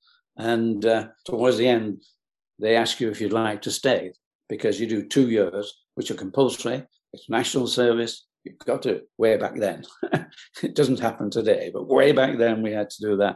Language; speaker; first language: English; native; English